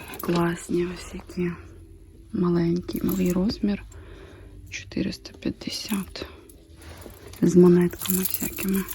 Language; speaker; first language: Ukrainian; native; Ukrainian